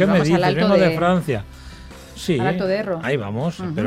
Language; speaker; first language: Spanish; native; Spanish